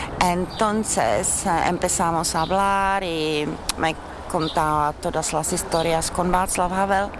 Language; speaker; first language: Spanish; non-native, learner; Czech